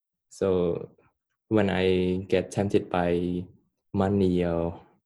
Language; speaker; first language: English; non-native, fluent; Khmer